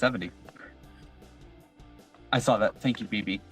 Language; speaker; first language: English; native; English